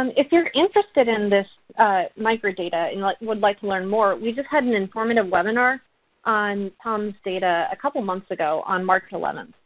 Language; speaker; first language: English; native; English